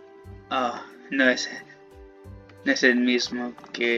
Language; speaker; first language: Spanish; non-native, learner; English